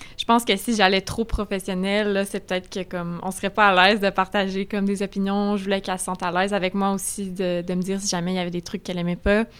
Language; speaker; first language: French; native; French